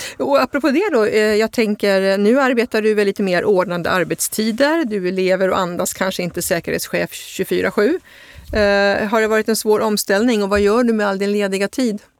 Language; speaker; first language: Swedish; native; Swedish